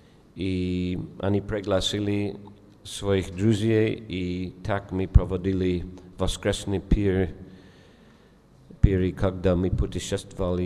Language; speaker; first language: Russian; non-native, fluent; English